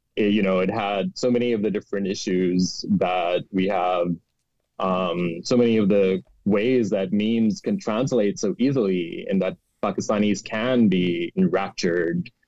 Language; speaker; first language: English; non-native, local second language; Urdu